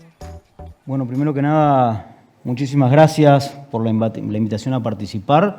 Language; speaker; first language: Spanish; native; Spanish